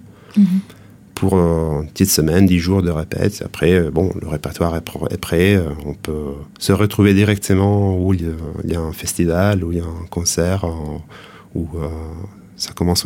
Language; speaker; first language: French; non-native, fluent; Italian